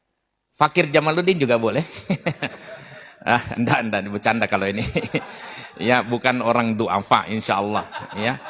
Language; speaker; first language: Indonesian; native; Indonesian